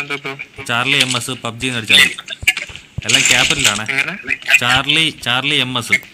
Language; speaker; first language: Malayalam; native; Malayalam